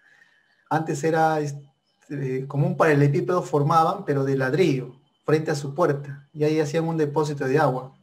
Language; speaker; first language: Spanish; native; Spanish